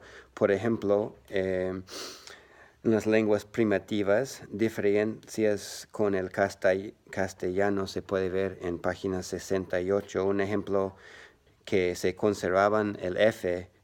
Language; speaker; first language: Spanish; non-native, learner; English